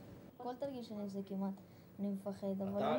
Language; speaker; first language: Hebrew; early bilingual, other home language; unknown